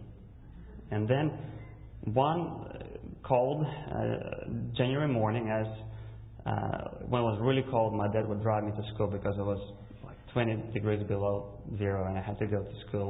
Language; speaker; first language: English; non-native, fluent; Russian